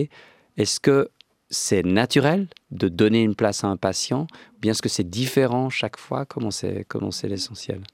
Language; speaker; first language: French; native; French